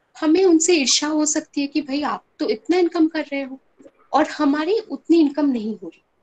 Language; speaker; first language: Hindi; non-native, local second language; Bangla